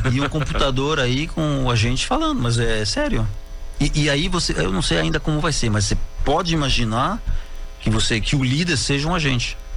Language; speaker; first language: Portuguese; non-native, fluent; French